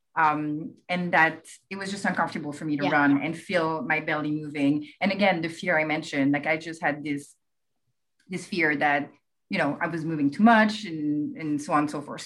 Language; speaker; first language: English; non-native, fluent; French